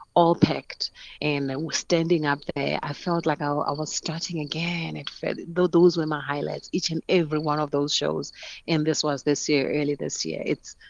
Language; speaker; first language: English; non-native, local second language; Northern Sotho